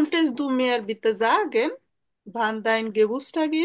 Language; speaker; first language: German; non-native, learner; Bangla